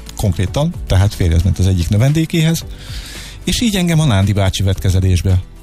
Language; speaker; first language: Hungarian; native; Hungarian